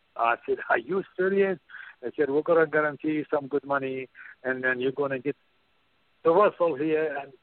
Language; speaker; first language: English; non-native, fluent; Arabic